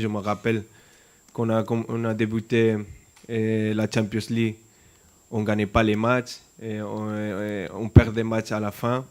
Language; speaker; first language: French; non-native, fluent; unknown